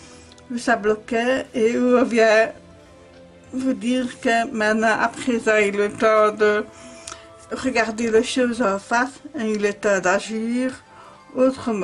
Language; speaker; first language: French; native; French